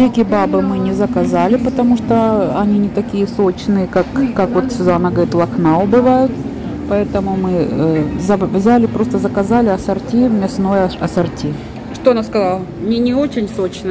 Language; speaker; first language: Russian; native; Russian